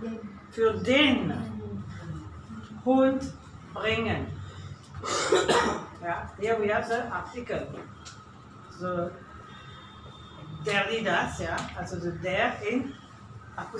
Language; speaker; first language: German; non-native, fluent; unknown